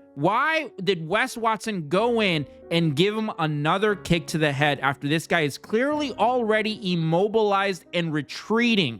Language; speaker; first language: English; native; English